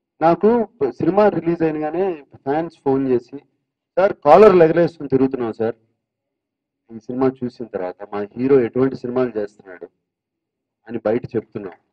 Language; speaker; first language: Telugu; native; Telugu